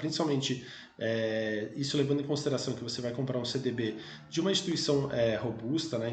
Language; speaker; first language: Portuguese; native; Portuguese